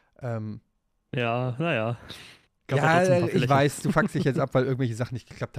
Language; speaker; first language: German; native; German